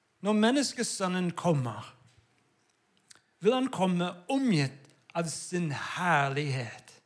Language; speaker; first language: Norwegian; non-native, fluent; English